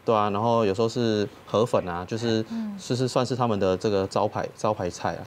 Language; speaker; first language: Chinese; native; Chinese